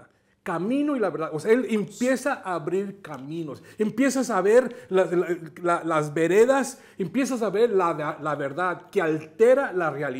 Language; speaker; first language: Spanish; native; Spanish